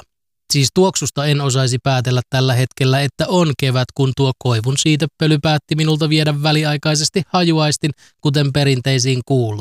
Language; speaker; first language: Finnish; native; Finnish